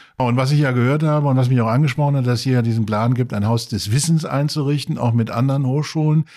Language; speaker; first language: German; native; German